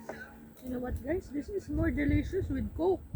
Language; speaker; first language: English; non-native, learner; Filipino